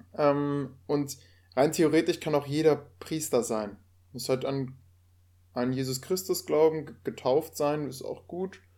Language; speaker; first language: German; non-native, fluent; Polish